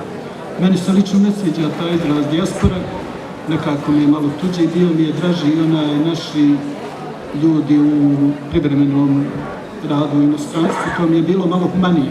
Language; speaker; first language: Bosnian; native; Bosnian